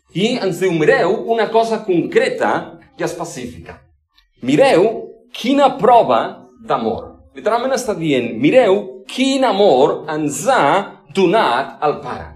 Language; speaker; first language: Catalan; non-native, local second language; Spanish